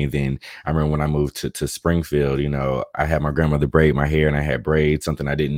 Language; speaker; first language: English; native; English